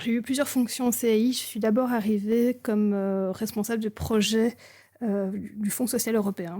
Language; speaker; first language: French; native; French